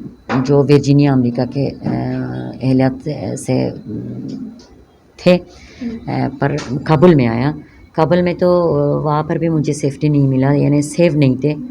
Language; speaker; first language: Hindi; non-native, learner; Pashto